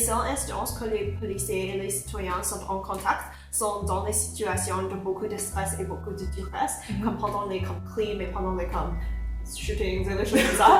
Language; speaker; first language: French; non-native, local second language; English